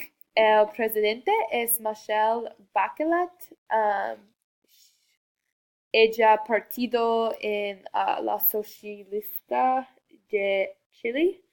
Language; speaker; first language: Spanish; non-native, learner; English